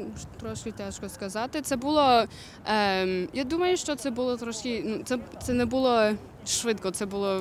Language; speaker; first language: Ukrainian; non-native, learner; English